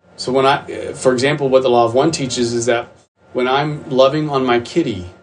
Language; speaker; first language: English; native; English